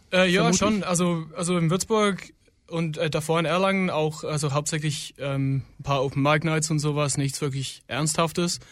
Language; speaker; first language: German; non-native, fluent; English